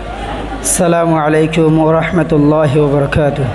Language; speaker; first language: Arabic; non-native, learner; Rohingya